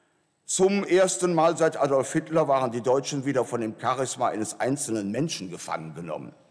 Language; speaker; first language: German; native; German